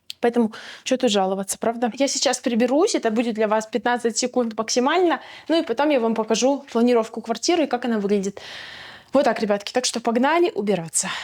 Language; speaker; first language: Russian; native; Russian